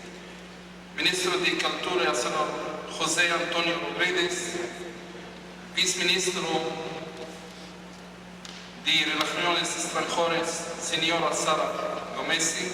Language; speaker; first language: Spanish; non-native, fluent; Hebrew